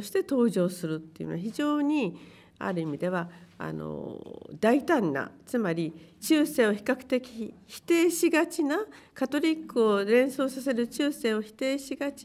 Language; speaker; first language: Japanese; native; Japanese